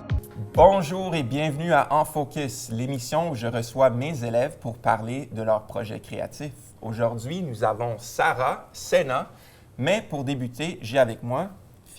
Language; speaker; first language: French; native; French